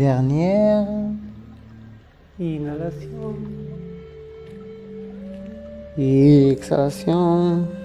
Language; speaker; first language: French; non-native, fluent; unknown